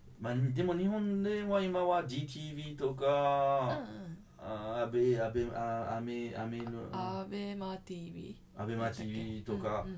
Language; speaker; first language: Japanese; non-native, fluent; French